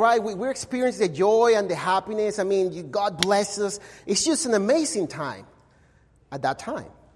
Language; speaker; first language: English; non-native, fluent; Spanish